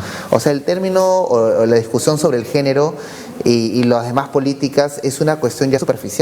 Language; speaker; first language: Spanish; native; Spanish